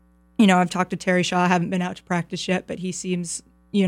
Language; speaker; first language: English; native; English